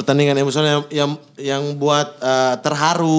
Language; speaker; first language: Indonesian; native; Indonesian